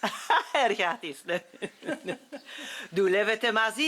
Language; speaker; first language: Greek; non-native, learner; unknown